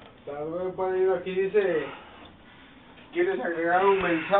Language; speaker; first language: Spanish; native; Spanish